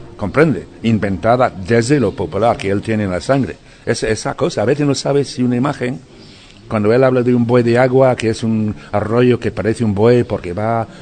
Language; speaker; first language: Spanish; non-native, fluent; English